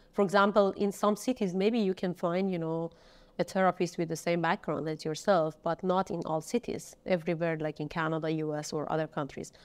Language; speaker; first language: English; non-native, fluent; Persian